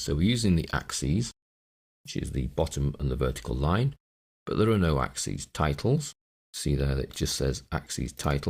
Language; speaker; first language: English; native; English